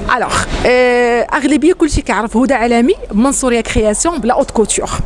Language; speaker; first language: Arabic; native; Arabic